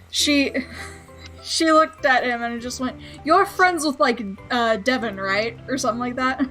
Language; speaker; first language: English; native; English